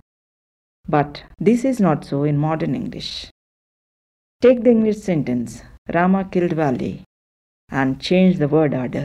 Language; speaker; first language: English; non-native, local second language; Telugu